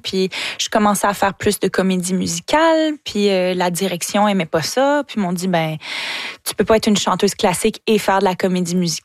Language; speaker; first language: French; native; French